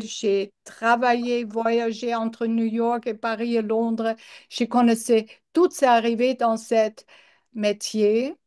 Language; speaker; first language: French; non-native, learner; English